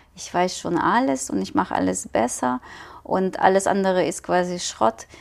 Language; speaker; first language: German; non-native, fluent; Ukrainian